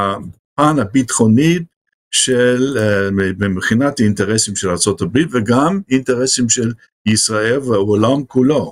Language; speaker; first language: Hebrew; non-native, fluent; English